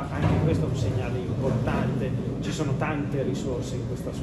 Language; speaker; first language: Italian; native; Italian